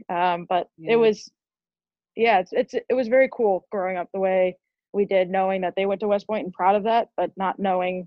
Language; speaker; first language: English; native; English